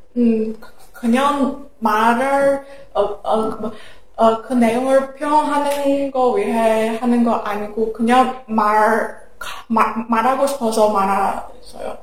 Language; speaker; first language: Korean; non-native, learner; Chinese